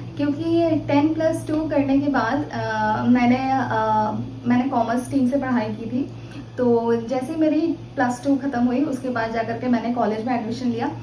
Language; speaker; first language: Hindi; native; Hindi